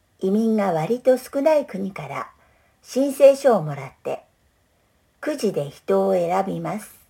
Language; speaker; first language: Japanese; non-native, fluent; English